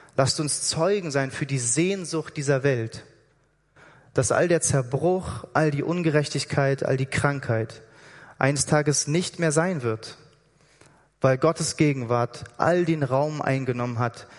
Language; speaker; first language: German; native; German